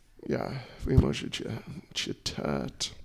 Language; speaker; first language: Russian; non-native, learner; English